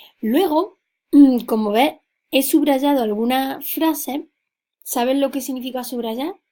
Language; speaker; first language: Spanish; native; Spanish